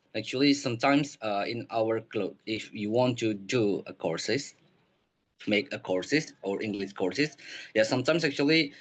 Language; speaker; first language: English; non-native, learner; Indonesian